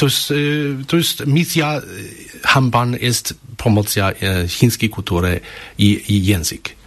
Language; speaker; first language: Polish; non-native, learner; Chinese